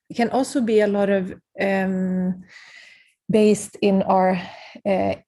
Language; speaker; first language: English; early bilingual, other home language; Kurdish